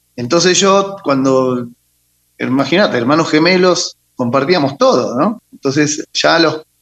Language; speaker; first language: Spanish; native; Spanish